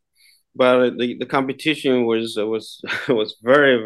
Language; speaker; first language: English; non-native, fluent; Chinese